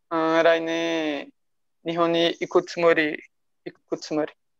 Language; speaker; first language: Japanese; non-native, learner; Portuguese